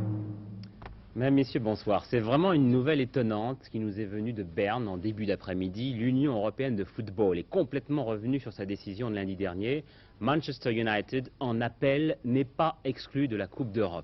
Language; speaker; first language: French; native; French